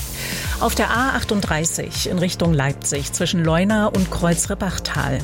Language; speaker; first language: German; native; German